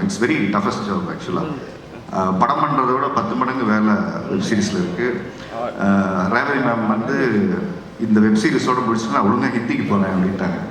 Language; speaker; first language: Tamil; native; Tamil